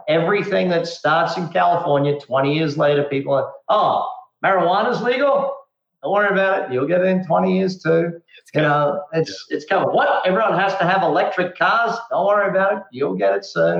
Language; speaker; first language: English; native; English